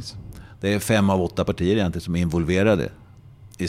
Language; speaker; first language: Swedish; native; Swedish